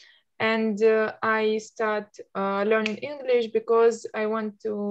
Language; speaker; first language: English; non-native, learner; Russian